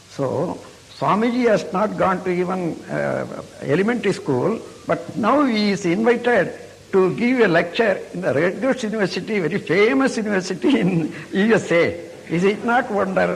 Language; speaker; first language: English; non-native, local second language; Tamil